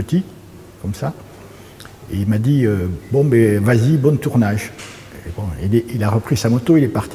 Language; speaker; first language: French; native; French